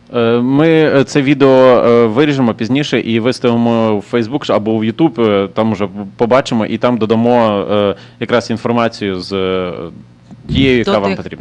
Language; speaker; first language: Ukrainian; native; Ukrainian